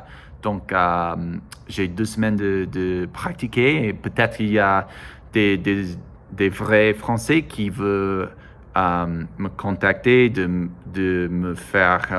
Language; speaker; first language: French; non-native, learner; English